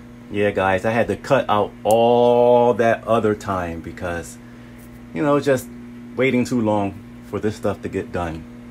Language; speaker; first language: English; native; English